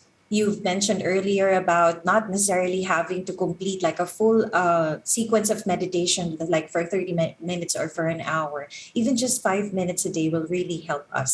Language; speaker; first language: English; non-native, local second language; Filipino